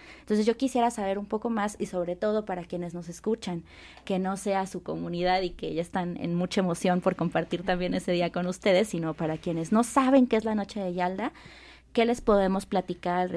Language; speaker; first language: Spanish; native; Spanish